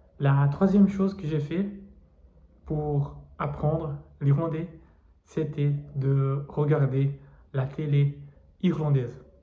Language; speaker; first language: French; non-native, fluent; Portuguese